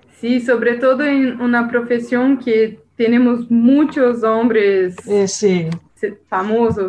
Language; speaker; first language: Spanish; non-native, learner; Portuguese